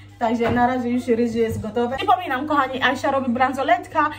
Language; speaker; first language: Polish; non-native, fluent; Swahili